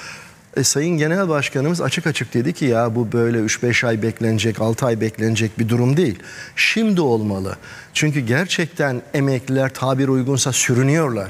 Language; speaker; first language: Turkish; native; Turkish